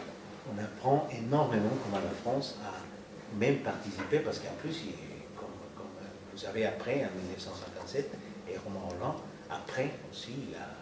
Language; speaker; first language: French; non-native, fluent; Spanish